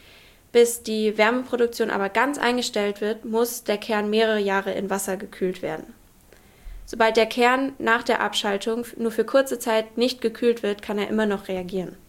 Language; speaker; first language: German; native; German